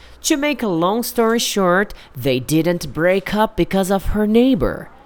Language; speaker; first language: English; non-native, fluent; Portuguese